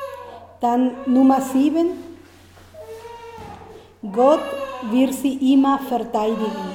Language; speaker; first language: German; non-native, fluent; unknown